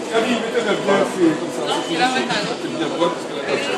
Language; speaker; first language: French; native; French